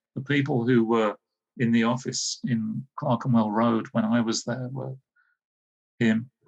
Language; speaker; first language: English; native; English